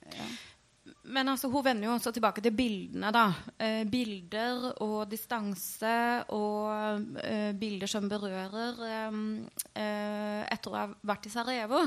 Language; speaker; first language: Norwegian; native; Norwegian